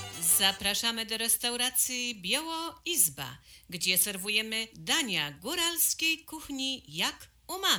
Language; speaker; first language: Polish; native; Polish